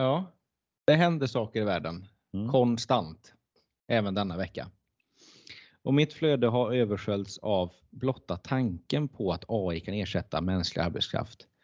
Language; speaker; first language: Swedish; native; Swedish